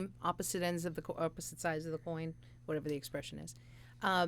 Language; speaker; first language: English; native; English